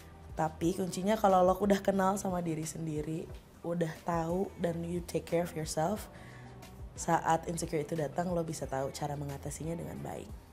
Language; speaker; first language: Indonesian; native; Indonesian